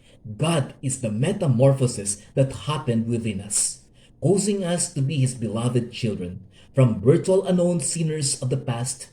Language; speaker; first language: English; non-native, local second language; Hiligaynon